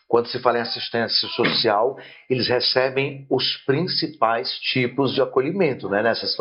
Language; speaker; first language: Portuguese; native; Portuguese